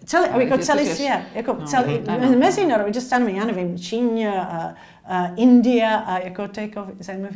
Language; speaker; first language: Czech; non-native, learner; English